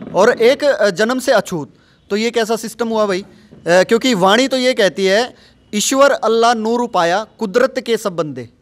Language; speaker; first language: Hindi; native; Hindi